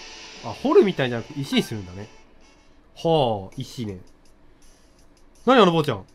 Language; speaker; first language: Japanese; native; Japanese